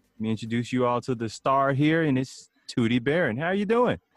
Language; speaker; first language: English; native; English